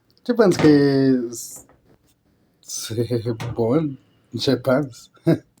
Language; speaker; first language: French; non-native, learner; Spanish